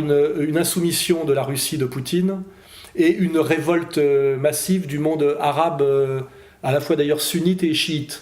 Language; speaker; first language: French; native; French